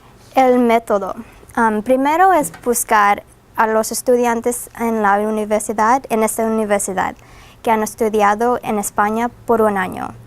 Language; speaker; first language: Spanish; non-native, fluent; English